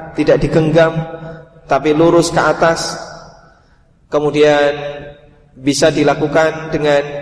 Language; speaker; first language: Indonesian; non-native, local second language; Javanese